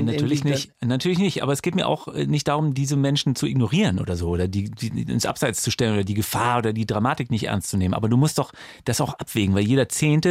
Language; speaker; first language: German; native; German